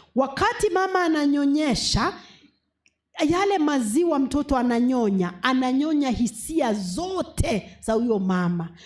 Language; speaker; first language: Swahili; non-native, local second language; Gusii